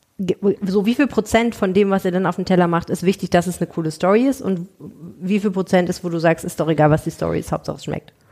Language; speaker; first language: German; native; German